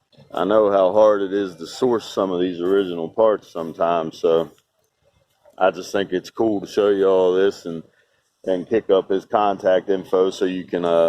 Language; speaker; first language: English; native; English